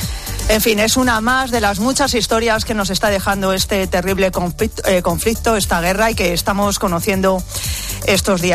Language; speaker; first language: Spanish; native; Spanish